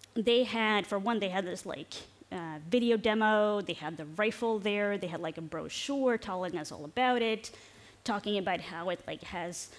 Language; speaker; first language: English; non-native, fluent; Norwegian